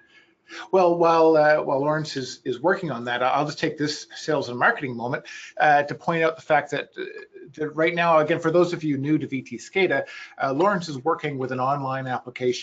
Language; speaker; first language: English; native; English